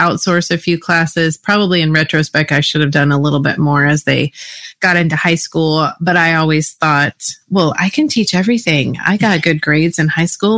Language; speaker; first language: English; native; English